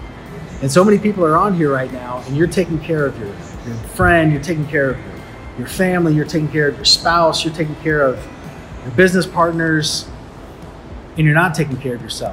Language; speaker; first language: English; native; English